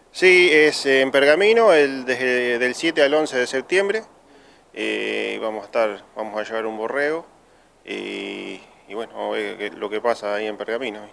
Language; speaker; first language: Spanish; native; Spanish